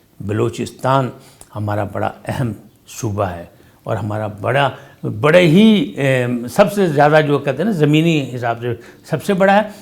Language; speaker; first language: Urdu; non-native, local second language; Punjabi